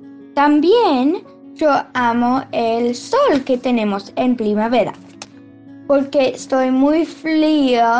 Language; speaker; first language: Spanish; early bilingual, heritage; Spanish